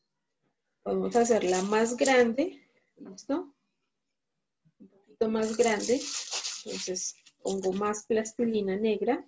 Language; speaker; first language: Spanish; native; Spanish